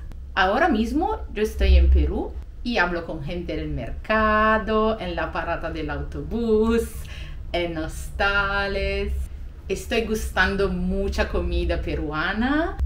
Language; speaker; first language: Spanish; non-native, learner; Italian